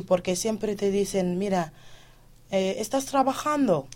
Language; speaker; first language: Spanish; non-native, fluent; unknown